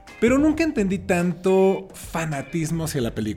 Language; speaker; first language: Spanish; native; Spanish